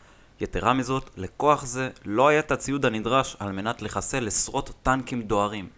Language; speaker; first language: Hebrew; native; Hebrew